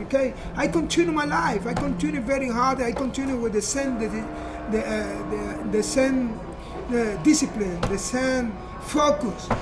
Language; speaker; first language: English; non-native, learner; Spanish